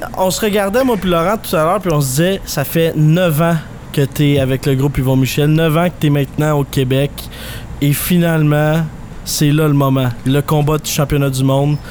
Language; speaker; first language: French; native; French